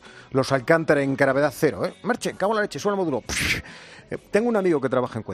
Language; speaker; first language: Spanish; native; Spanish